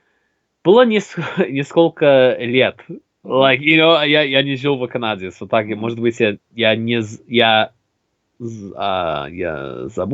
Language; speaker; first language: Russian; non-native, learner; English